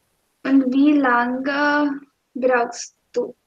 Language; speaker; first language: German; non-native, fluent; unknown